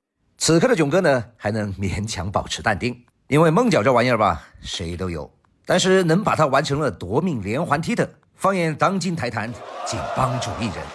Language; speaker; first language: Chinese; native; Chinese